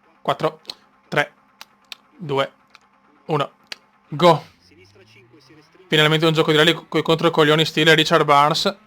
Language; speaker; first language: Italian; native; Italian